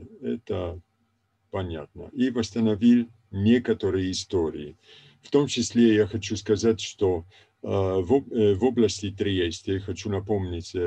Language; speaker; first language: Russian; non-native, fluent; Italian